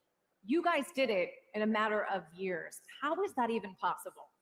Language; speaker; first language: English; native; English